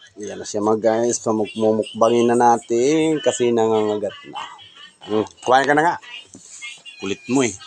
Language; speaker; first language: Filipino; non-native, local second language; Cebuano